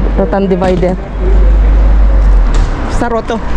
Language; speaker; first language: Spanish; non-native, learner; Filipino